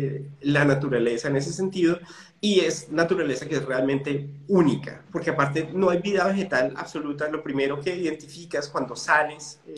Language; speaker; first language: Spanish; native; Spanish